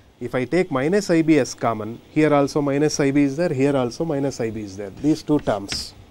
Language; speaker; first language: English; non-native, local second language; Kannada